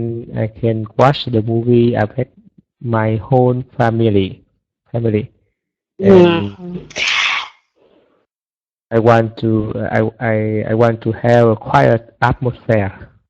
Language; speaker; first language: English; non-native, learner; Vietnamese